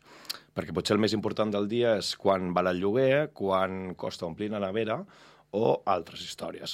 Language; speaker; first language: Catalan; native; Catalan